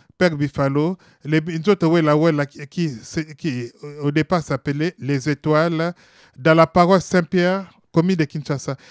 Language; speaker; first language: French; non-native, local second language; Lingala